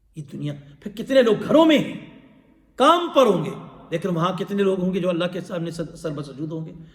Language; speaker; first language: Urdu; non-native, local second language; Pashto